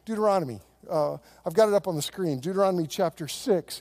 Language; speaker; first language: English; native; English